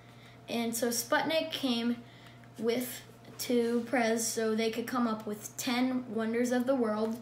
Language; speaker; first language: English; native; English